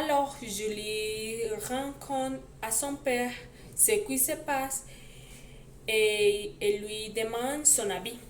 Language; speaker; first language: French; non-native, learner; Spanish